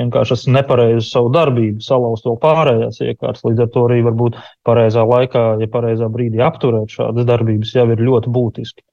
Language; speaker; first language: Latvian; native; Latvian